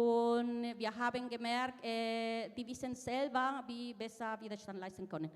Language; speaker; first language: German; non-native, fluent; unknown